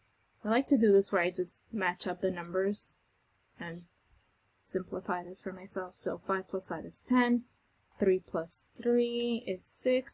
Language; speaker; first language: English; native; English